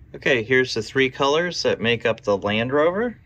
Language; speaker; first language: English; native; English